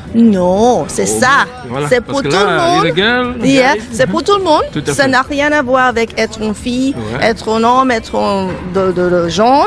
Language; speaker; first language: French; non-native, fluent; English